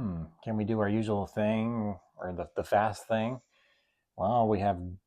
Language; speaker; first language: English; native; English